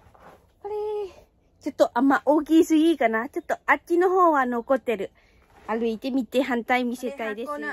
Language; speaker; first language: Japanese; non-native, learner; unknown